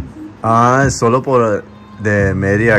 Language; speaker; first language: Spanish; non-native, learner; English